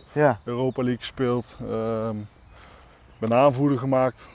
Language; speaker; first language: Dutch; native; Dutch